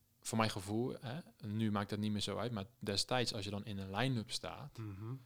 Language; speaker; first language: Dutch; native; Dutch